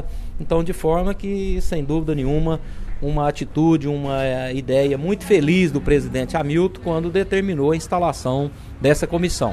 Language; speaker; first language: Portuguese; native; Portuguese